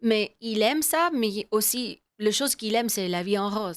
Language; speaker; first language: French; non-native, learner; English